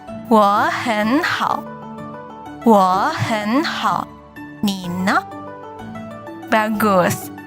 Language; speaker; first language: Chinese; non-native, fluent; Indonesian